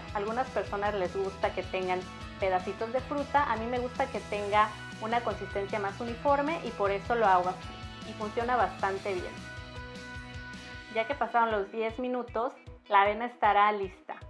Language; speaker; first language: Spanish; native; Spanish